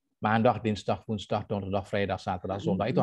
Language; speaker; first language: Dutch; non-native, fluent; Indonesian